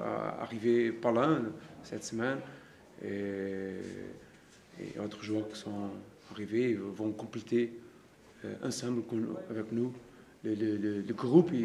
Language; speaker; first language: French; non-native, learner; Portuguese